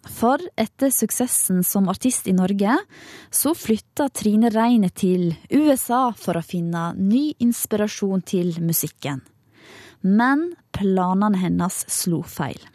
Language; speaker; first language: Norwegian; native; Norwegian